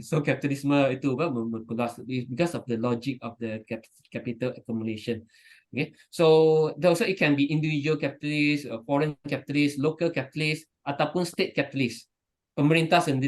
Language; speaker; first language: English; non-native, fluent; Malay